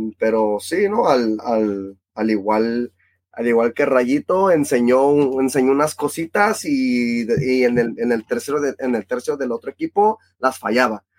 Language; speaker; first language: Spanish; early bilingual, heritage; Spanish